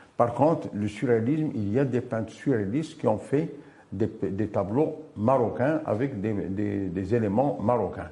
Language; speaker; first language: French; non-native, local second language; Arabic